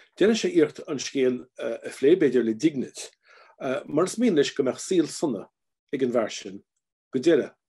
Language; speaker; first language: Irish; native; Irish